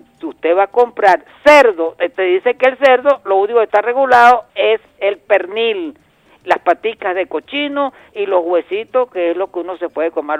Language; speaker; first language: Spanish; native; Spanish